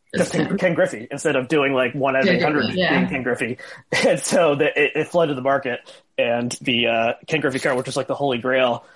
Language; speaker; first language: English; native; English